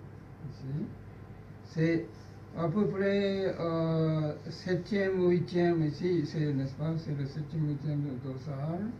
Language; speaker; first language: French; non-native, learner; Japanese